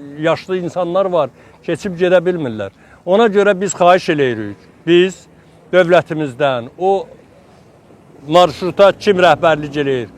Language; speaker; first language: Azerbaijani; native; Azerbaijani